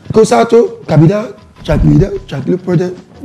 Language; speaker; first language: Spanish; non-native, learner; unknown